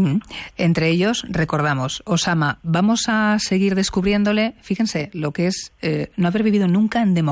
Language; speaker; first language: Spanish; native; Spanish